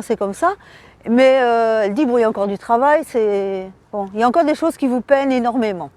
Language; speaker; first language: French; native; French